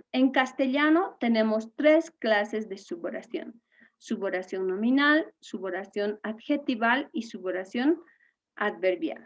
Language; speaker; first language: Spanish; native; Spanish